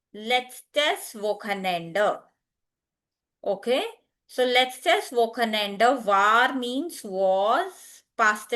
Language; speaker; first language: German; non-native, fluent; Hindi